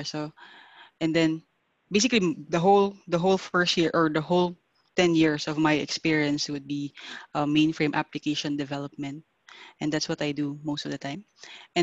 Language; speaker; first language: English; non-native, local second language; Filipino